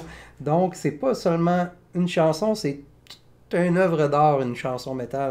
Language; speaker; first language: French; native; French